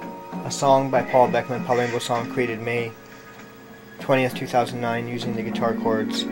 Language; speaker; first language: English; native; English